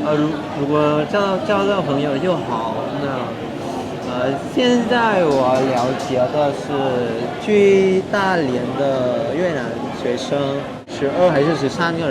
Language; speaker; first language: Chinese; non-native, fluent; Vietnamese